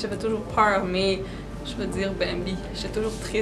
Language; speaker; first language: French; native; French